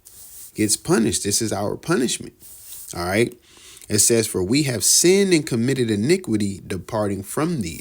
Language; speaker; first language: English; native; English